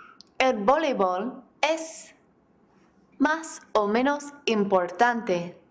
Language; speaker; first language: Spanish; non-native, fluent; English